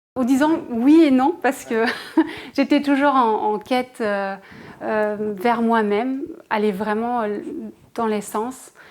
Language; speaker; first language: French; non-native, fluent; German